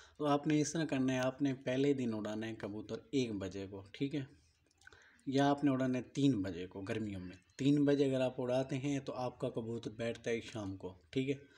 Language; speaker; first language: Urdu; non-native, local second language; Punjabi